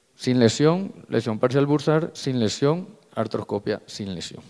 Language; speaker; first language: Spanish; native; Spanish